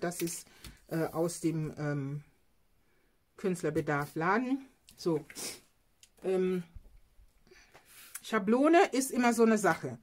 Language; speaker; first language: German; non-native, fluent; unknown